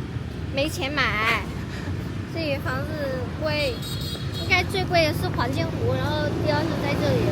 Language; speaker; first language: Chinese; non-native, fluent; Vietnamese